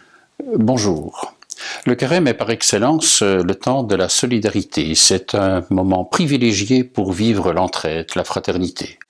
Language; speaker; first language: French; native; French